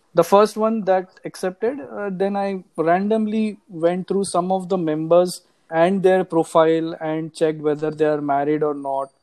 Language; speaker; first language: English; non-native, local second language; Hindi